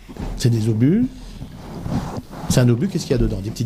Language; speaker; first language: French; native; French